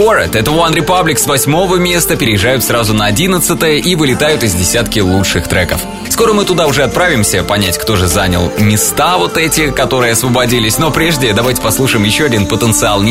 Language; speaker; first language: Russian; native; Russian